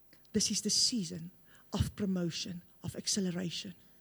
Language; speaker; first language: English; non-native, local second language; Afrikaans